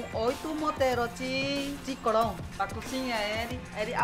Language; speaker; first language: Portuguese; non-native, learner; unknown